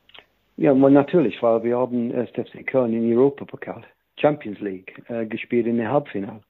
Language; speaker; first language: German; non-native, fluent; English